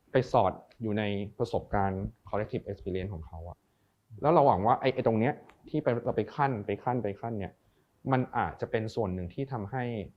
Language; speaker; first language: Thai; native; Thai